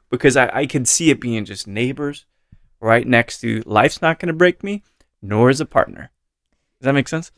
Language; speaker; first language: English; native; English